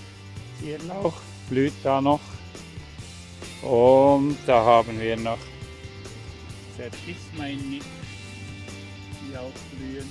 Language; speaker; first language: German; native; German